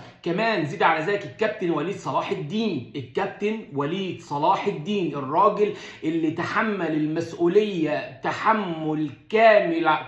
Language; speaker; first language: Arabic; native; Arabic